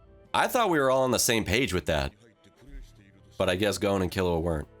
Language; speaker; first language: English; native; English